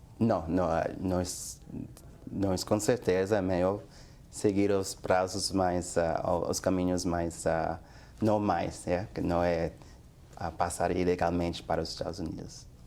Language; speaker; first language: Portuguese; non-native, fluent; English